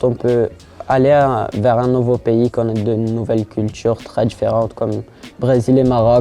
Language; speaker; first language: French; early bilingual, heritage; French